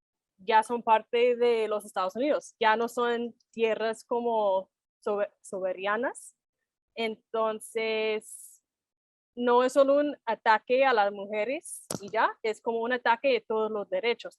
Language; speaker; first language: Spanish; non-native, fluent; English